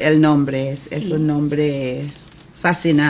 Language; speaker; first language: Spanish; non-native, fluent; English